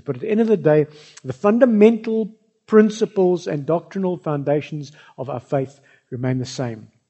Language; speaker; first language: English; non-native, local second language; Afrikaans